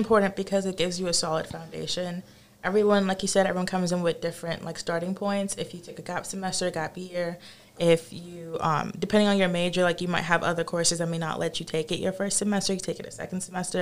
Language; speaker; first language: English; non-native, local second language; Yoruba